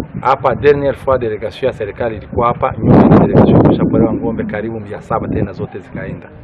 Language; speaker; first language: Swahili; non-native, local second language; Kinyarwanda